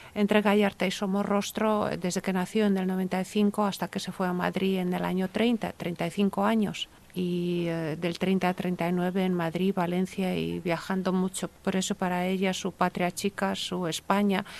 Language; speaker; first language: Spanish; early bilingual, heritage; Russian